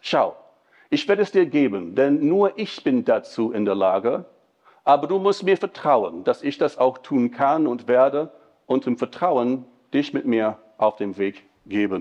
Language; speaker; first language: German; non-native, fluent; English